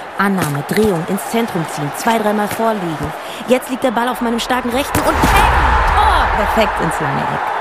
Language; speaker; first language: German; native; German